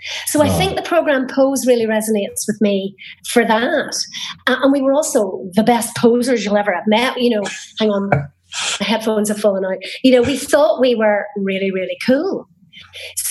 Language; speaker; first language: English; native; English